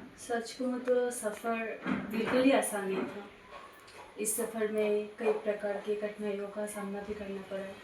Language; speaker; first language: Hindi; non-native, local second language; Bhojpuri